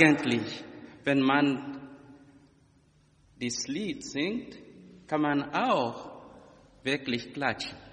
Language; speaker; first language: German; non-native, fluent; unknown